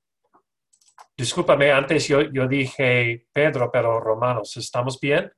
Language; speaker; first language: Spanish; non-native, learner; English